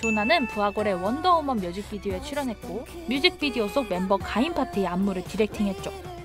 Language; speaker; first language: Korean; native; Korean